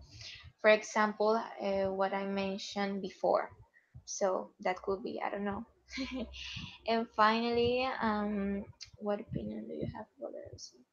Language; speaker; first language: English; non-native, learner; Spanish